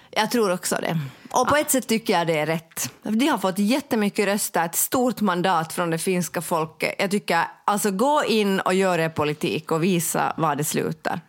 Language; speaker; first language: Swedish; native; Swedish